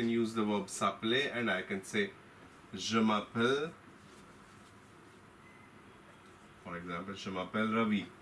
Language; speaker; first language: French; non-native, fluent; Hindi